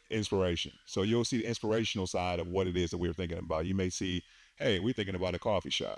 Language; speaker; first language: English; native; English